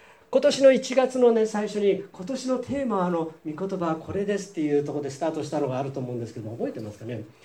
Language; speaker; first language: Japanese; native; Japanese